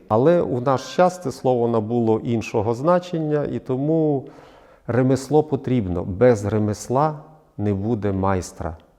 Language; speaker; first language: Ukrainian; native; Ukrainian